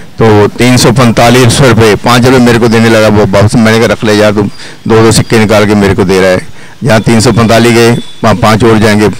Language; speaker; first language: Hindi; native; Hindi